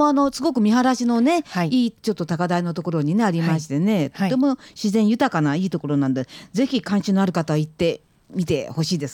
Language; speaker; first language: Japanese; native; Japanese